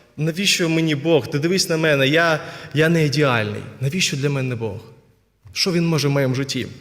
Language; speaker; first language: Ukrainian; non-native, local second language; Russian